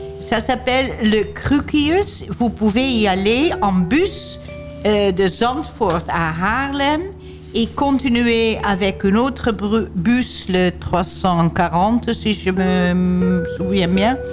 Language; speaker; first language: French; non-native, learner; Dutch